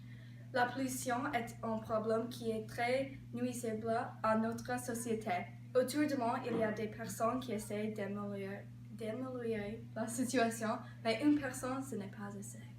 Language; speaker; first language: French; non-native, learner; English